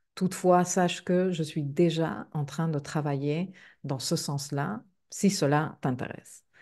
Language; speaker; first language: French; non-native, fluent; Spanish